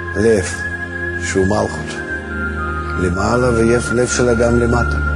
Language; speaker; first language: Hebrew; non-native, fluent; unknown